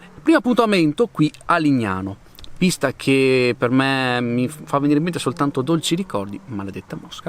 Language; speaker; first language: Italian; native; Italian